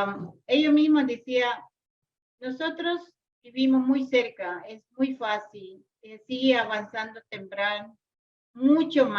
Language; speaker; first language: Spanish; non-native, local second language; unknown